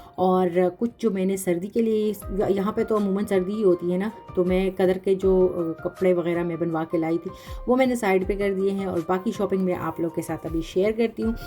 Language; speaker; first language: Urdu; non-native, local second language; Pashto